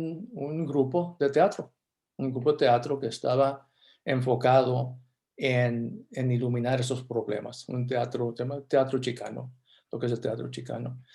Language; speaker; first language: Spanish; early bilingual, heritage; Spanish